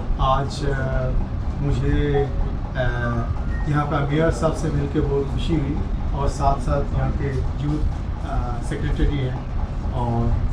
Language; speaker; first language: Hindi; non-native, local second language; Bangla